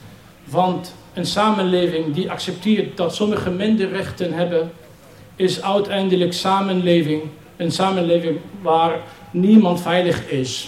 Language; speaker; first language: Dutch; non-native, fluent; Arabic